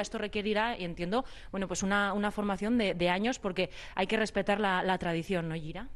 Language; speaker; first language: Spanish; native; Spanish